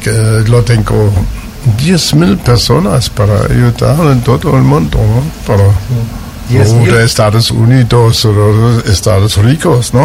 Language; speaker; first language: Spanish; non-native, learner; German